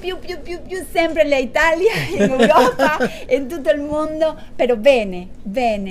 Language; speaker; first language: Italian; non-native, learner; Spanish